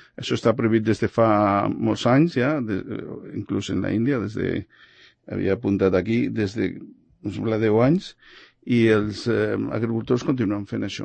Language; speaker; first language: Catalan; non-native, local second language; Spanish